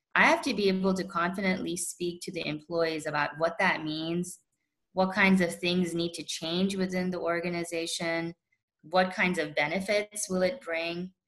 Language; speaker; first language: English; early bilingual, other home language; Urdu